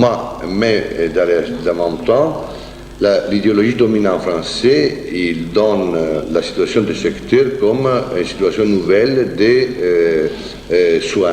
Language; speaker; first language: French; non-native, fluent; Italian